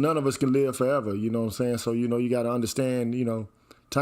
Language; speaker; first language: English; native; English